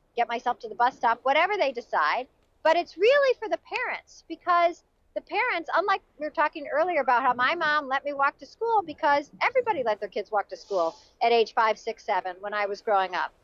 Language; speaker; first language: English; native; English